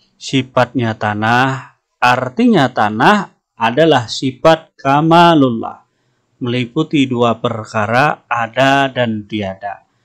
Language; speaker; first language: Indonesian; non-native, local second language; Banjar